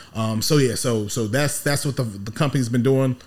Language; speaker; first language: English; early bilingual, other home language; Yoruba